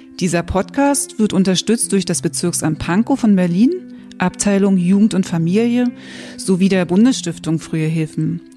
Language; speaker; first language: German; native; German